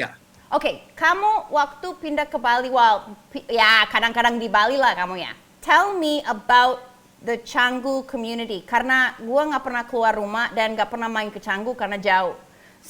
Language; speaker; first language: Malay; non-native, fluent; English